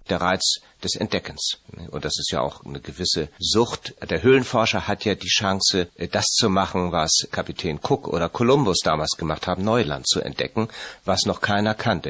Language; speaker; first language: German; native; German